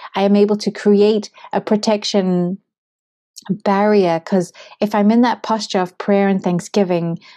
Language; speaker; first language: English; native; English